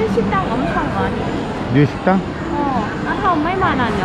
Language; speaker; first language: Korean; non-native, learner; Thai